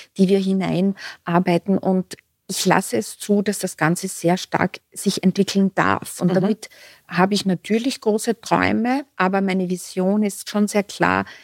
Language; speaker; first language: German; native; German